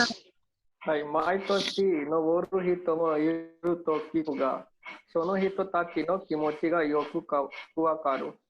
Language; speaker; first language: Japanese; non-native, learner; Hindi